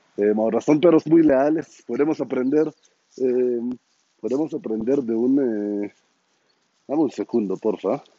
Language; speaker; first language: Spanish; non-native, learner; Hebrew